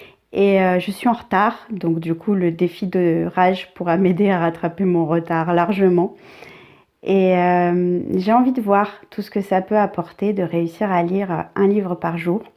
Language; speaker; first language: French; native; French